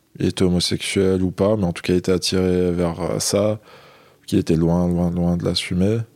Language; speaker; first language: French; non-native, local second language; Arabic